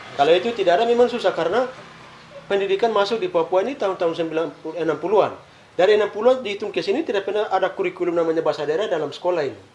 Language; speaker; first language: Indonesian; non-native, local second language; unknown